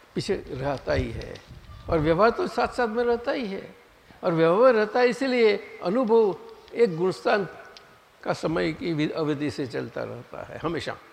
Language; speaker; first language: Hindi; non-native, local second language; Gujarati